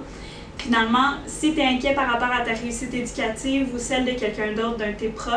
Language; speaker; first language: French; native; French